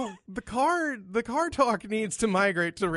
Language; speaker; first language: English; native; English